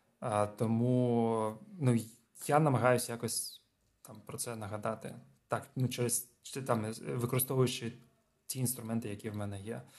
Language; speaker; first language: Ukrainian; non-native, local second language; Russian